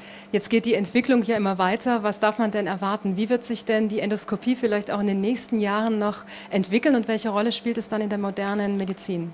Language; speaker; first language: German; native; German